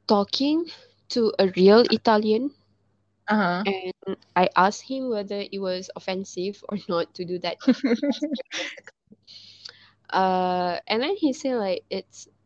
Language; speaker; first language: English; non-native, local second language; Malay